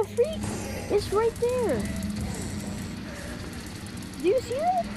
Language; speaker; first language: English; native; English